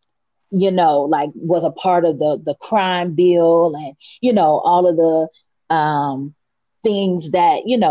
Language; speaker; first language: English; native; English